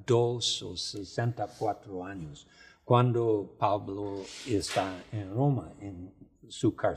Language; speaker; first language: Spanish; non-native, fluent; English